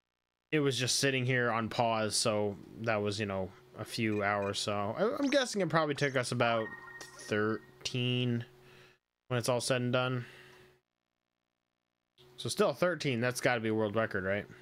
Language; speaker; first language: English; native; English